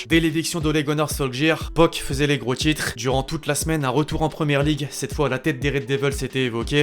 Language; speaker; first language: French; native; French